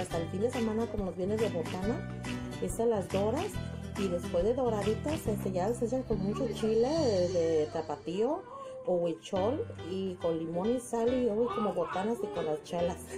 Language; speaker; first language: Spanish; native; Spanish